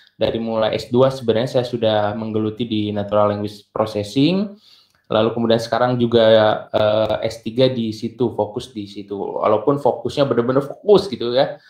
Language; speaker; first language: Indonesian; native; Indonesian